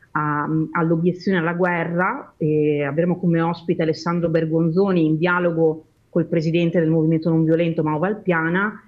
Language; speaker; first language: Italian; native; Italian